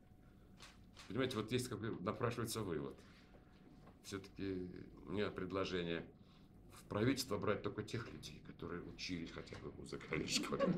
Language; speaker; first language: Russian; native; Russian